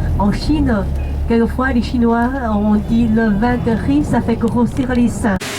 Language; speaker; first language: French; non-native, learner; Chinese